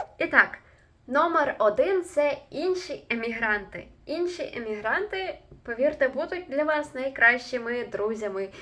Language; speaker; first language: Ukrainian; native; Ukrainian